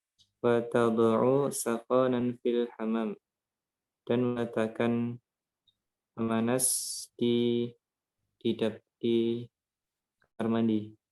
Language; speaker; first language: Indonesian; native; Indonesian